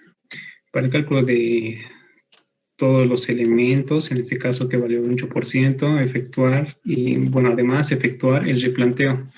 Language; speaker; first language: Spanish; native; Spanish